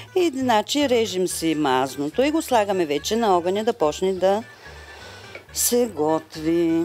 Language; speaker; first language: Bulgarian; native; Bulgarian